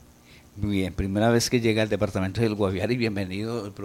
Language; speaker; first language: Spanish; native; Spanish